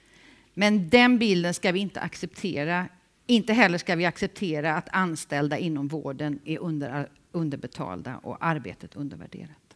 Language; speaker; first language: Swedish; native; Swedish